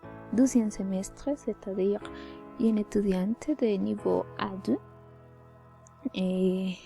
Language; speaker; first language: French; non-native, learner; Spanish